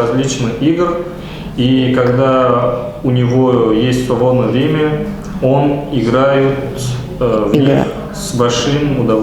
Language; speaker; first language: Russian; non-native, local second language; Kazakh